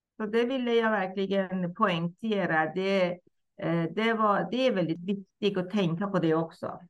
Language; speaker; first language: Swedish; non-native, fluent; Persian